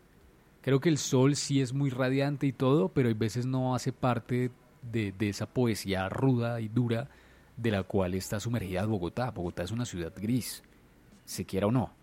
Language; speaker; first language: Spanish; native; Spanish